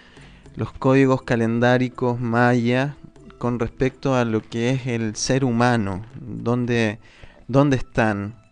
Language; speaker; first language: Spanish; native; Spanish